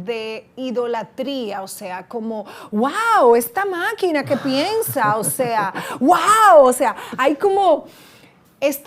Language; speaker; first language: Spanish; native; Spanish